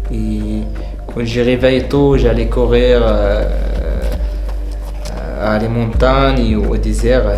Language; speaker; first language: French; non-native, learner; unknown